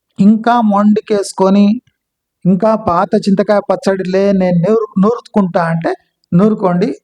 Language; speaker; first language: Telugu; non-native, local second language; Kannada